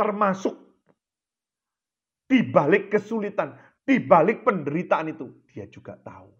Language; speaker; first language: Indonesian; native; Indonesian